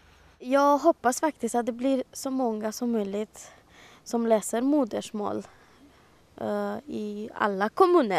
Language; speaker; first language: Swedish; non-native, fluent; Romany